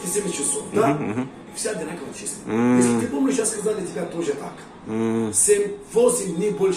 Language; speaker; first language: Russian; non-native, learner; Arabic